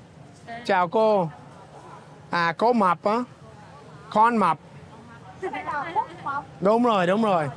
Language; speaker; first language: Vietnamese; non-native, fluent; English